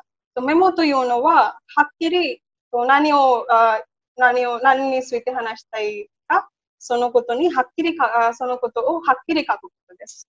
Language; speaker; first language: Japanese; non-native, learner; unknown